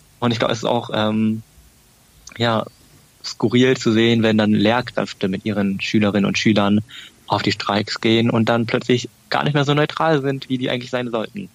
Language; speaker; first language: German; early bilingual, other home language; Vietnamese